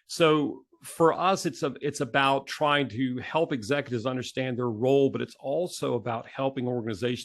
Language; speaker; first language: English; native; English